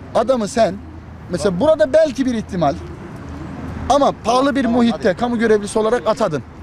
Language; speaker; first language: Turkish; non-native, fluent; Arabic